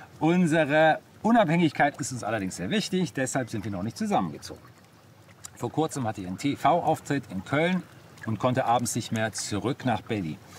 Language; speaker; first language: German; native; German